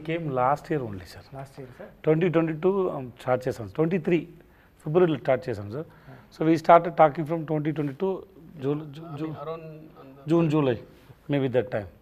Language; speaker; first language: Telugu; non-native, learner; Tamil